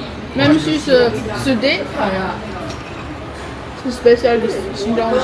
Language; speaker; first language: French; non-native, learner; Chinese